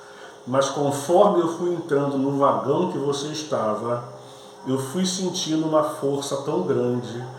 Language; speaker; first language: Portuguese; native; Portuguese